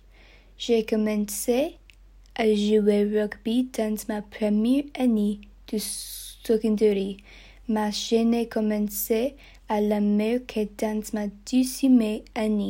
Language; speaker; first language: French; non-native, learner; English